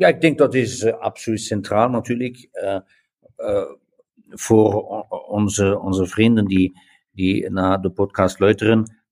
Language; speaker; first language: Dutch; non-native, learner; German